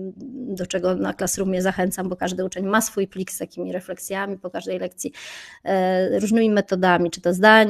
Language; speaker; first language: Polish; native; Polish